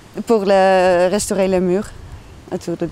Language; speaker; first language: French; non-native, learner; Dutch